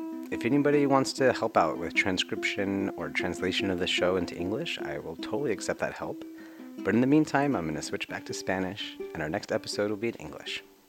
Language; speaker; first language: English; native; English